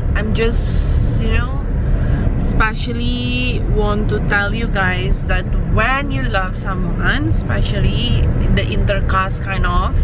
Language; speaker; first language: English; non-native, fluent; Indonesian